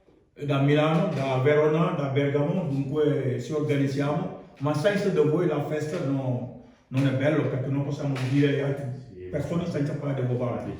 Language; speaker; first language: Italian; non-native, learner; Wolof